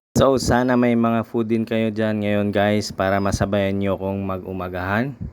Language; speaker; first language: Filipino; non-native, local second language; Cebuano